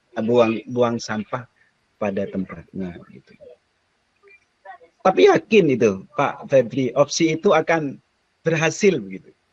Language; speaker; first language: Indonesian; non-native, local second language; Javanese